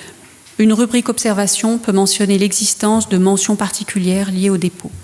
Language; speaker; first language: French; native; French